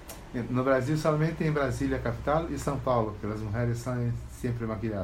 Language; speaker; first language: Spanish; non-native, learner; Portuguese